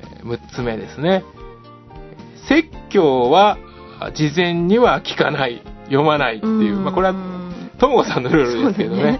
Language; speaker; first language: Japanese; native; Japanese